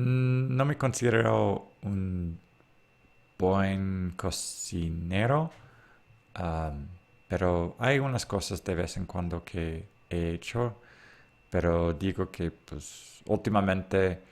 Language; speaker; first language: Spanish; non-native, fluent; English